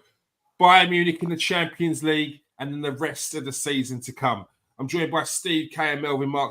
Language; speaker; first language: English; native; English